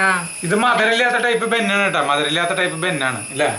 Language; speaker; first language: Malayalam; native; Malayalam